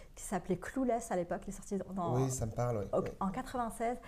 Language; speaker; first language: French; non-native, local second language; Arabic